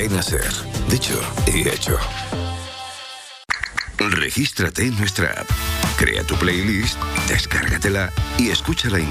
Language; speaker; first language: Spanish; native; Spanish